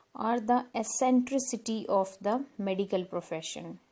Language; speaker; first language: English; non-native, local second language; Urdu